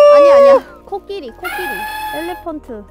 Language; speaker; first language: Korean; non-native, fluent; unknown